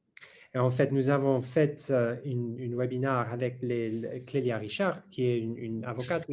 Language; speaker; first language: French; non-native, learner; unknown